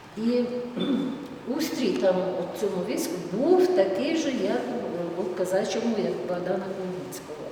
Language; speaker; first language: Ukrainian; native; Ukrainian